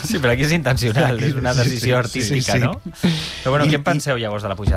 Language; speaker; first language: Catalan; native; Catalan